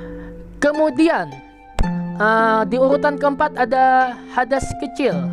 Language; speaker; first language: Indonesian; native; Indonesian